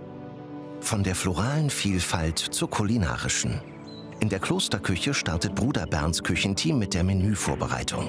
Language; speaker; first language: German; native; German